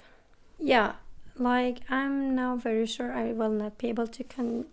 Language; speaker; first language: English; non-native, learner; Arabic